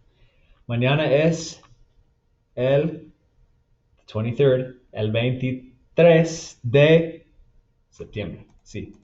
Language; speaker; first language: Spanish; non-native, fluent; English